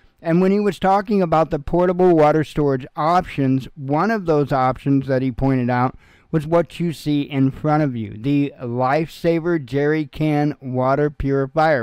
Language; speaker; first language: English; native; English